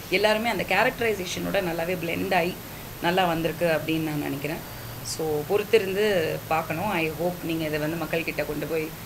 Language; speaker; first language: Tamil; native; Tamil